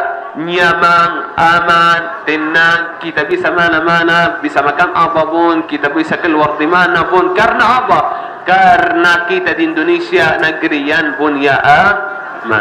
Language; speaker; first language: Indonesian; non-native, learner; Arabic